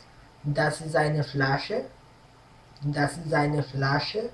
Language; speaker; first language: German; non-native, fluent; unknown